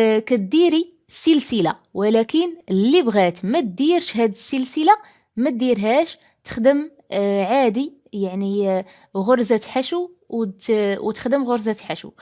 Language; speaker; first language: Arabic; native; Arabic